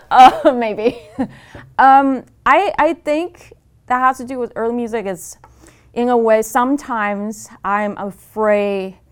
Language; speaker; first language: English; non-native, fluent; Chinese